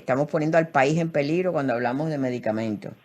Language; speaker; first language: Spanish; native; Spanish